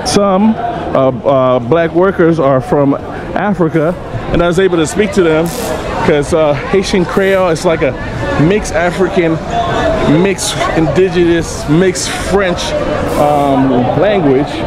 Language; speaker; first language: English; native; English